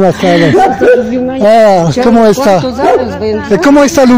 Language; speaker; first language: Spanish; non-native, learner; French